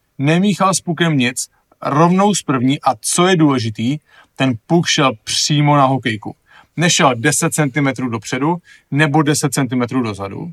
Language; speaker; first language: Czech; native; Czech